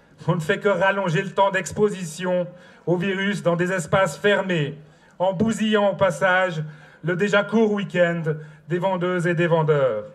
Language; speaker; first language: French; native; French